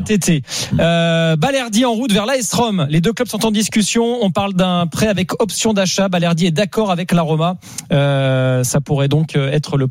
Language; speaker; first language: French; native; French